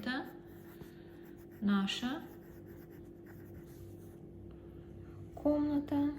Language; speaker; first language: Russian; non-native, fluent; Azerbaijani